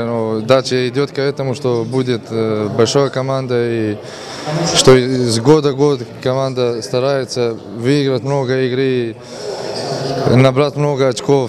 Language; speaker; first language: Russian; non-native, learner; Serbian